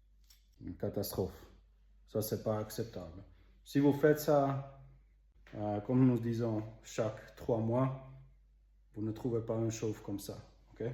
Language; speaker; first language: French; non-native, local second language; German